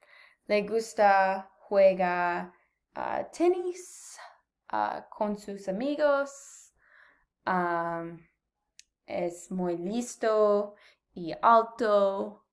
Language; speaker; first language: Spanish; non-native, learner; English